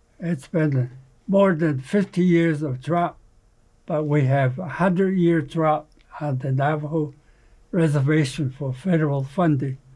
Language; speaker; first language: English; non-native, local second language; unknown